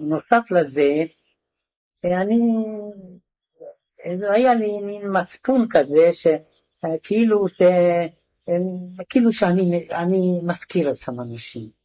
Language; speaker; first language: Hebrew; non-native, fluent; Hungarian